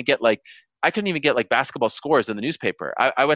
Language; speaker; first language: English; native; English